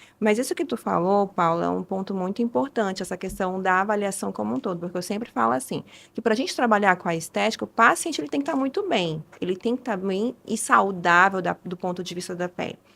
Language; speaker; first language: Portuguese; early bilingual, other home language; Spanish